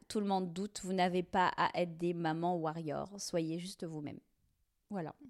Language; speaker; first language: French; non-native, local second language; Kabyle